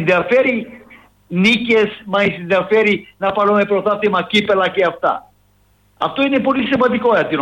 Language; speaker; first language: Greek; non-native, fluent; Serbian